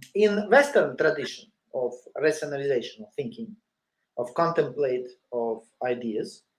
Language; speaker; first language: English; non-native, learner; Russian